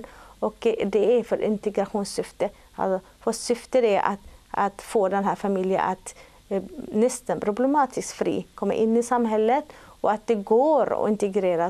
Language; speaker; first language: Swedish; non-native, fluent; Arabic